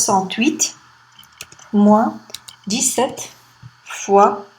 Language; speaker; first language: French; non-native, local second language; Arabic